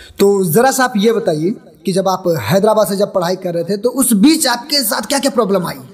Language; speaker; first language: Hindi; native; Hindi